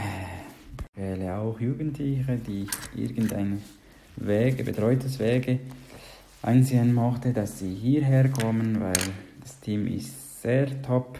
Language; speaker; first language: German; non-native, learner; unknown